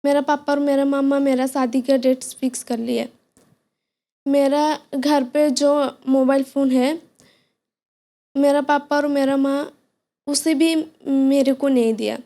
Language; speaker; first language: Hindi; non-native, local second language; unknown